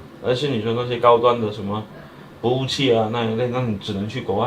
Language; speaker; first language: Chinese; native; Chinese